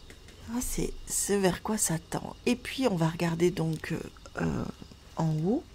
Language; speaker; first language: French; native; French